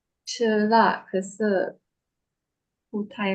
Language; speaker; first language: Chinese; non-native, learner; Indonesian